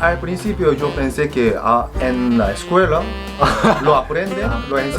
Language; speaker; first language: Spanish; non-native, fluent; Korean